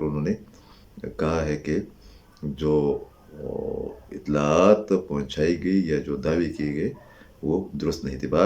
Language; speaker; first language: Urdu; native; Urdu